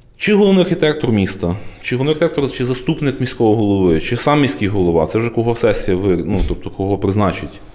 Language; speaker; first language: Ukrainian; native; Ukrainian